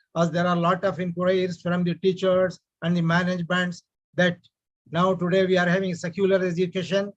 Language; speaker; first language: English; non-native, local second language; Urdu